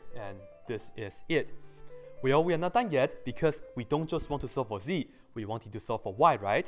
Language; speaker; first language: English; non-native, fluent; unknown